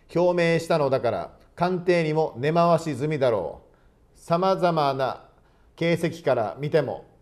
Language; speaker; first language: Japanese; native; Japanese